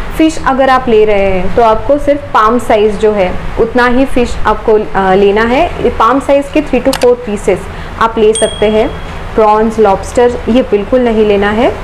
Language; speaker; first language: Hindi; non-native, local second language; Marathi